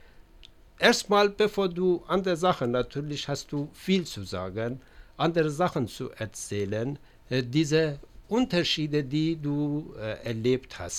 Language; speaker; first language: German; non-native, learner; Persian